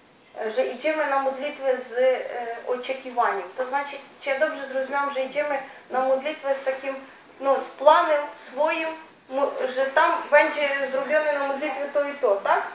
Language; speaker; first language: Polish; non-native, fluent; Ukrainian